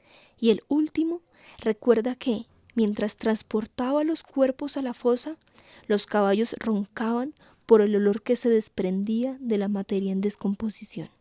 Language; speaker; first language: Spanish; native; Spanish